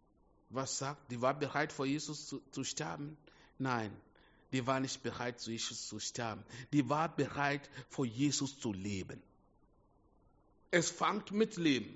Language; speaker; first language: German; non-native, fluent; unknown